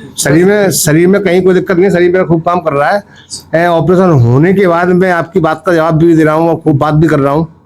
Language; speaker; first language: Hindi; native; Hindi